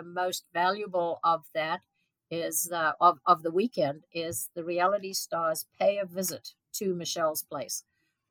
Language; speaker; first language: English; native; English